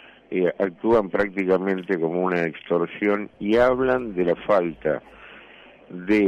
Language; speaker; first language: Spanish; native; Spanish